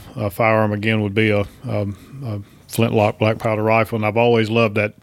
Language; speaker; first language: English; native; English